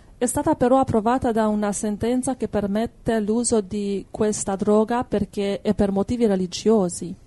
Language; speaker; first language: Italian; non-native, fluent; Hungarian